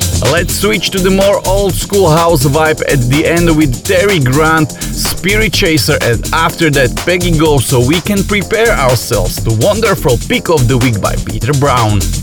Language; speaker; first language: English; non-native, fluent; Slovak